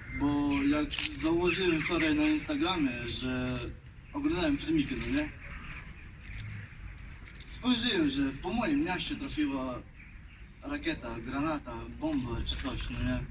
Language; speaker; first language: Polish; non-native, learner; Ukrainian